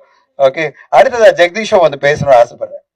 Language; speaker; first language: Tamil; native; Tamil